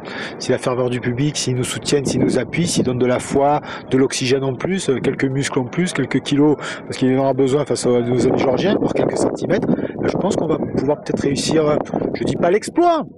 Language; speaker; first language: French; native; French